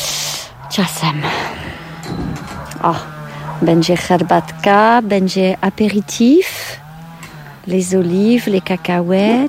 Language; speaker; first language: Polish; non-native, learner; French